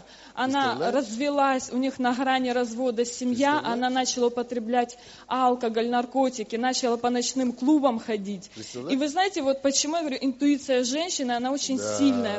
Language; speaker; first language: Russian; native; Russian